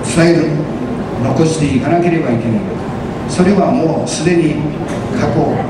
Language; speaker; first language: Japanese; early bilingual, heritage; Japanese